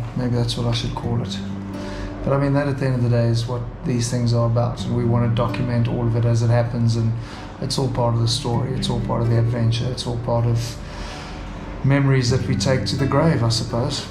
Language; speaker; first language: English; native; English